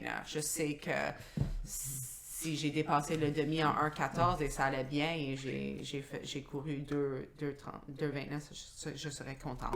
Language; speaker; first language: French; non-native, local second language; English